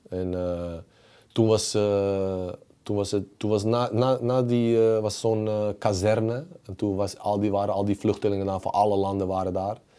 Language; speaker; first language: Dutch; early bilingual, other home language; Bosnian